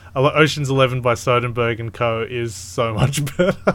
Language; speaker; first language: English; early bilingual, other home language; Filipino